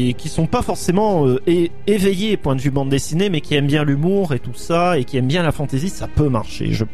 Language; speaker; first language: French; native; French